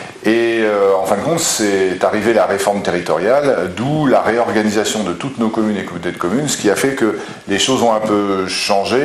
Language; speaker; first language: French; native; French